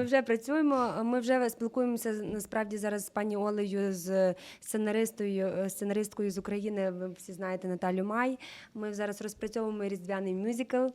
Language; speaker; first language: Ukrainian; native; Ukrainian